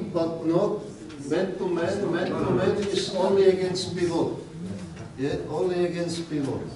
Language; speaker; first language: English; non-native, learner; Czech